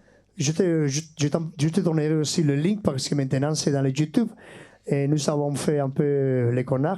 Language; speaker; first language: French; non-native, fluent; Basque